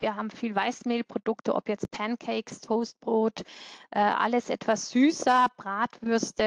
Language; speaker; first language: German; native; German